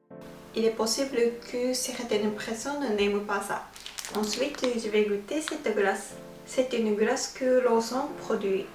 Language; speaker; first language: French; non-native, fluent; Japanese